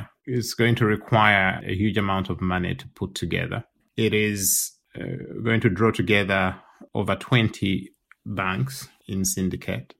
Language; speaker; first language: English; non-native, local second language; Ganda